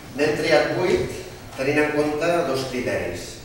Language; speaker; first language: Catalan; native; Catalan